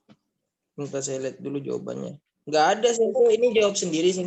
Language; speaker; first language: Indonesian; native; Indonesian